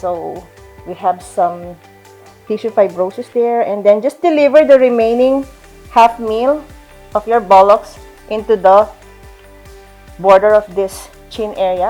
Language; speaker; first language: English; non-native, local second language; Filipino